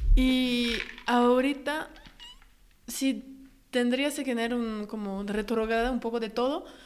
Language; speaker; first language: Spanish; non-native, fluent; French